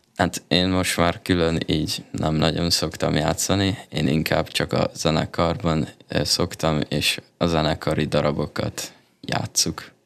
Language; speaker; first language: Hungarian; native; Hungarian